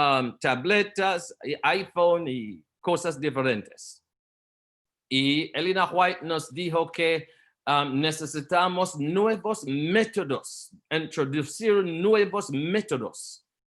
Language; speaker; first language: Spanish; non-native, learner; Portuguese